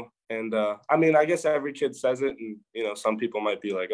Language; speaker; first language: English; native; English